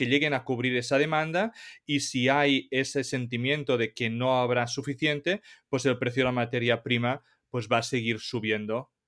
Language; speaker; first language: Spanish; native; Spanish